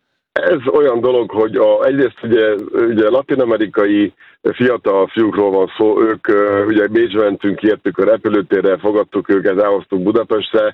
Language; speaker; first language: Hungarian; native; Hungarian